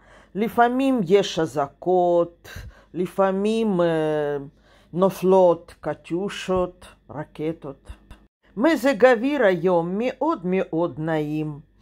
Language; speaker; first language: Hebrew; non-native, fluent; Russian